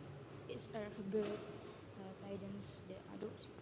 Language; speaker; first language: Dutch; non-native, learner; Indonesian